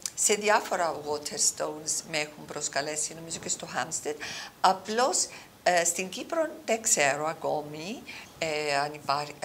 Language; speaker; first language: Greek; early bilingual, heritage; Greek